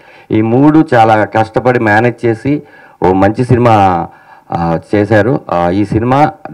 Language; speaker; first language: Telugu; native; Telugu